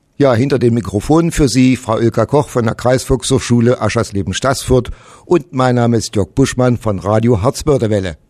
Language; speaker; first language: German; native; German